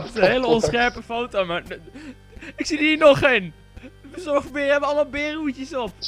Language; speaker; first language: Dutch; native; Dutch